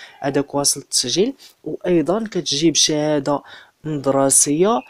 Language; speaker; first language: Arabic; native; Arabic